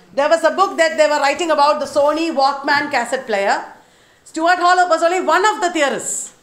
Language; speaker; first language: English; non-native, local second language; Malayalam